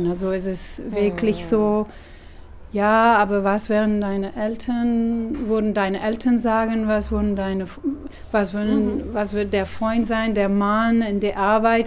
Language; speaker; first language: German; non-native, fluent; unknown